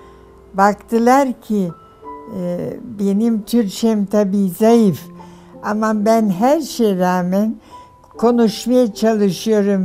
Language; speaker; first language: Turkish; non-native, fluent; German